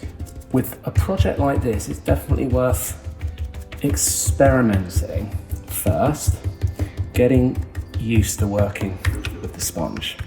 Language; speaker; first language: English; native; English